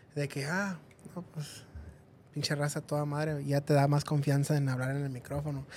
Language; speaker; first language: Spanish; early bilingual, heritage; Spanish